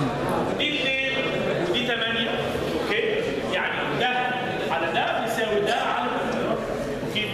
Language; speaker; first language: Arabic; native; Arabic